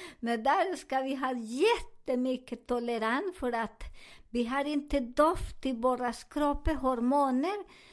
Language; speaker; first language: Swedish; non-native, learner; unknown